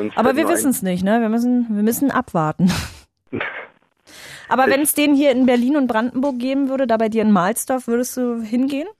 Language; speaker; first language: German; native; German